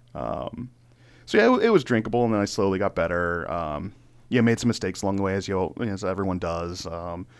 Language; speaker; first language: English; native; English